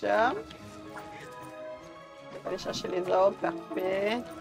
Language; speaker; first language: French; native; French